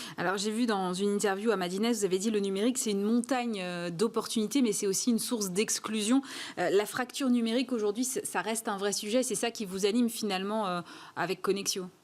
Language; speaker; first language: French; native; French